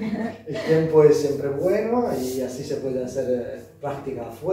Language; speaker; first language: Spanish; non-native, learner; Italian